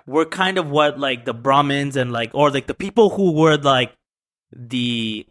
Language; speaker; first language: English; early bilingual, other home language; Tamil